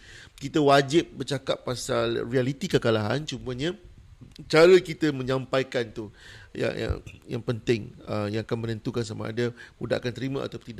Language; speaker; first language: Malay; native; Malay